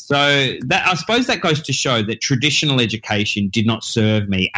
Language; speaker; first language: English; native; English